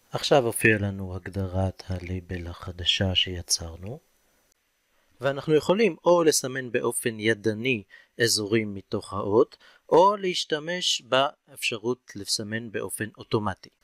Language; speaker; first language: Hebrew; native; Hebrew